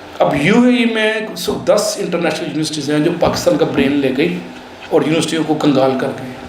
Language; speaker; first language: Urdu; native; Urdu